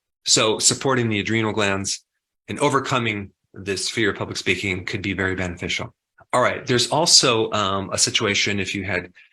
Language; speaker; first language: English; native; English